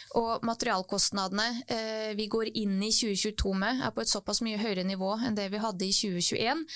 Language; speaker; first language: Norwegian; early bilingual, other home language; Bosnian